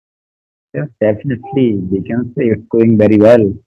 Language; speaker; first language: English; non-native, learner; Hindi